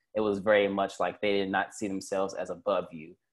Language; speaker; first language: English; native; English